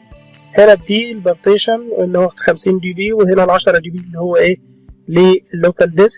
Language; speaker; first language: Arabic; native; Arabic